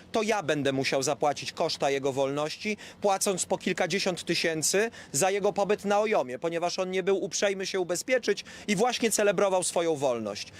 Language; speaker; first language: Polish; native; Polish